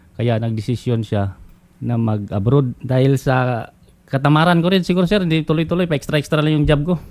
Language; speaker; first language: Filipino; non-native, local second language; Cebuano